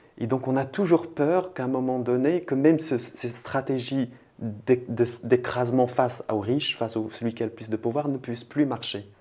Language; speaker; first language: French; non-native, local second language; Arabic